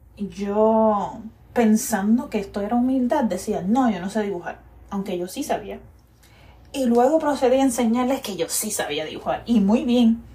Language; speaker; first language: Spanish; early bilingual, heritage; Spanish